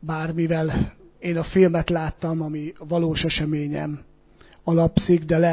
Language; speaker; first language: Hungarian; native; Hungarian